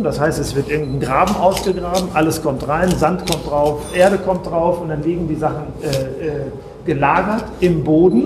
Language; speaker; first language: German; native; German